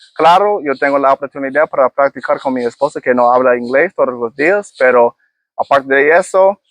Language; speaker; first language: Spanish; non-native, learner; English